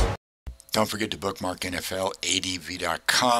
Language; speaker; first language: English; native; English